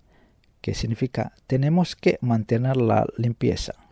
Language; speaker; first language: Spanish; non-native, fluent; Indonesian